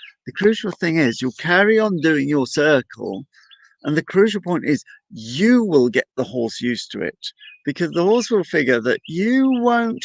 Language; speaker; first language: English; native; English